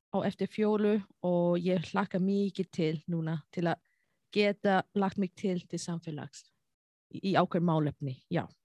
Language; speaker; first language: Icelandic; non-native, fluent; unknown